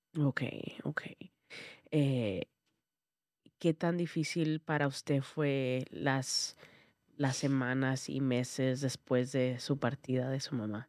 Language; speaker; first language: Spanish; early bilingual, heritage; Spanish